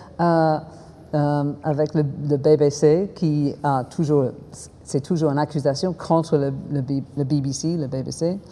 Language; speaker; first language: French; non-native, fluent; English